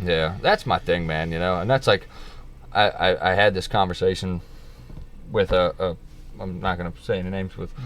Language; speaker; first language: English; native; English